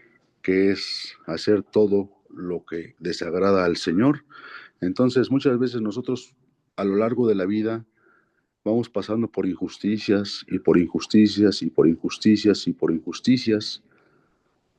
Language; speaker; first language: Spanish; native; Spanish